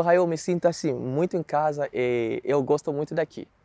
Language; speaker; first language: Portuguese; non-native, fluent; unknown